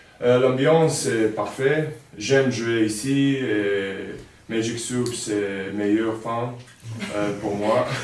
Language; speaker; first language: French; non-native, learner; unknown